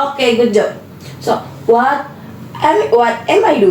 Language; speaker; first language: English; non-native, learner; Indonesian